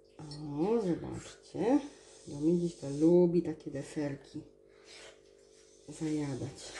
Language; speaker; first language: Polish; native; Polish